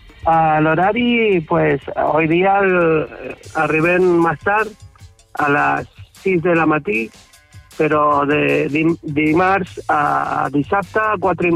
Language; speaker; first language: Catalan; non-native, local second language; Spanish